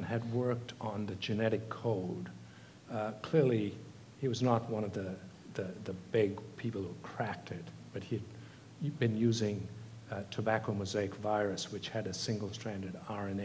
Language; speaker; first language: English; non-native, local second language; Tamil